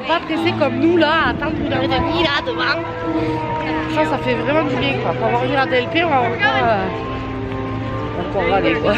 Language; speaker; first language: French; native; French